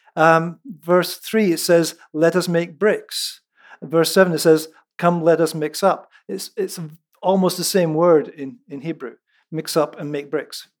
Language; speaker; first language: English; non-native, local second language; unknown